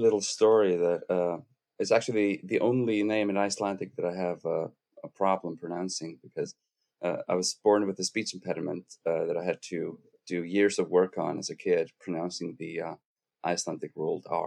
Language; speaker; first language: English; non-native, fluent; Icelandic